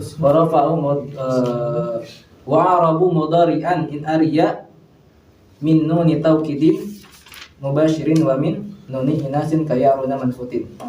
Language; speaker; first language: Arabic; non-native, fluent; Indonesian